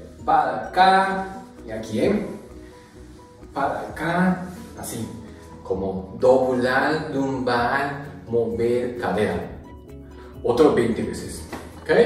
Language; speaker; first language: Spanish; non-native, learner; Japanese